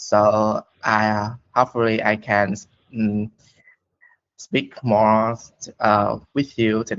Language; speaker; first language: English; non-native, learner; Vietnamese